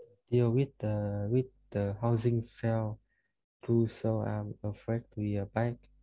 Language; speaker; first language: English; non-native, learner; Vietnamese